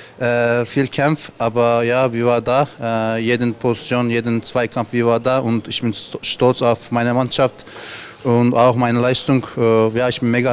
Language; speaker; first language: German; non-native, learner; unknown